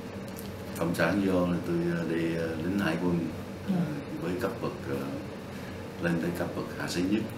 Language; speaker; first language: Vietnamese; non-native, local second language; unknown